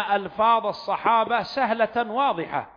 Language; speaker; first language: Arabic; native; Arabic